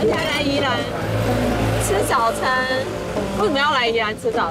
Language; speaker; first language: Chinese; native; Chinese